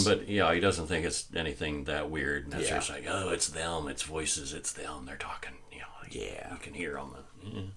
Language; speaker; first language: English; native; English